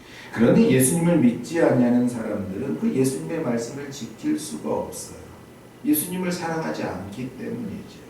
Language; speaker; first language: Korean; native; Korean